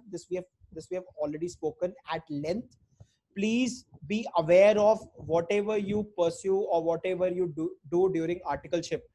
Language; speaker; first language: English; non-native, local second language; Hindi